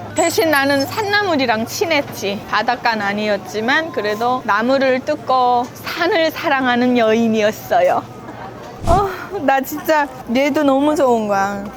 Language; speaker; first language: Korean; native; Korean